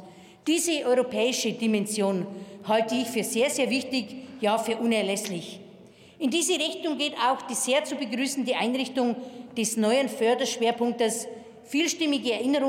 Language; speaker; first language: German; native; German